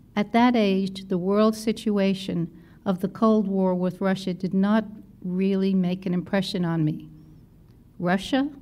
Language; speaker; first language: English; native; English